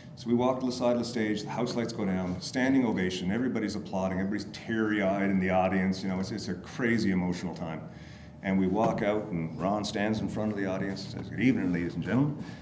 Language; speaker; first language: English; native; English